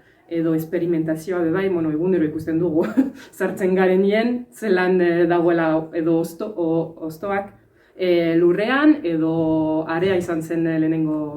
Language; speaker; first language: Basque; non-native, fluent; French